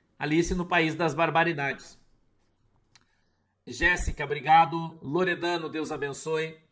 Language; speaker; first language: Portuguese; native; Portuguese